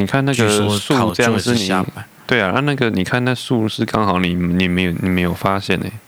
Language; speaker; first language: Chinese; native; Chinese